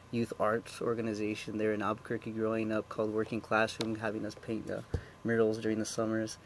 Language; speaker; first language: English; native; English